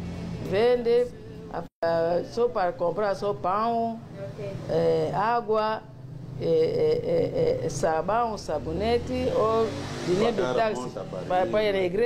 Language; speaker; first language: Portuguese; non-native, local second language; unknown